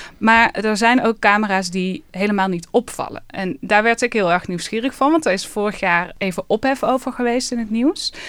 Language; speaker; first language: Dutch; native; Dutch